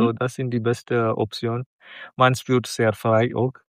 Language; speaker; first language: German; non-native, learner; Malayalam